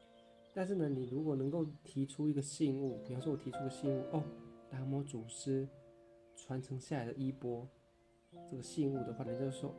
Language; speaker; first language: Chinese; native; Chinese